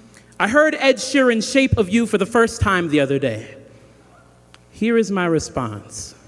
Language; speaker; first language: English; native; English